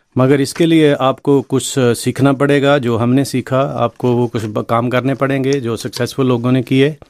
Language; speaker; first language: Hindi; non-native, local second language; Punjabi